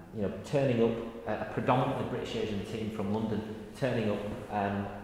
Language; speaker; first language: English; native; English